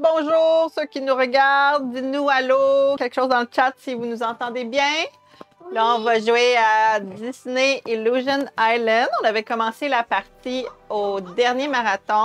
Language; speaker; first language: French; native; French